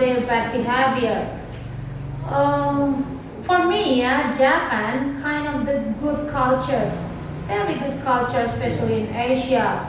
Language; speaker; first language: English; non-native, learner; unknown